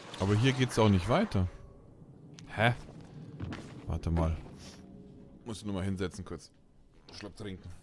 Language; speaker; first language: German; native; German